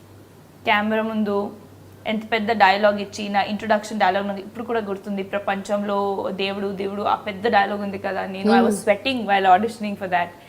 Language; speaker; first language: Telugu; non-native, fluent; Hindi